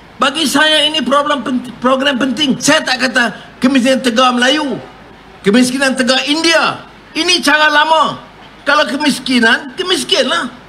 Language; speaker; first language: Malay; native; Malay